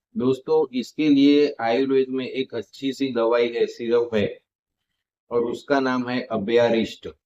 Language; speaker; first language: Hindi; non-native, local second language; Gujarati